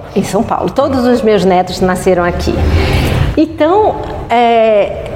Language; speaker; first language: Portuguese; native; Portuguese